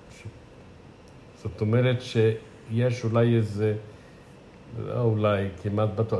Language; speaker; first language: Hebrew; non-native, fluent; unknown